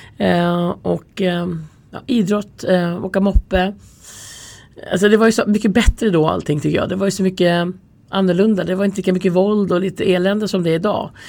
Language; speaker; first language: Swedish; native; Swedish